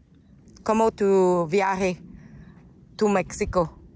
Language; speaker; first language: Spanish; non-native, learner; English